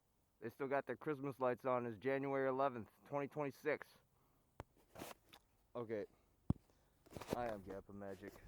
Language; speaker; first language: English; native; English